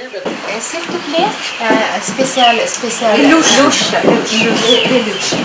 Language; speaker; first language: French; non-native, learner; Russian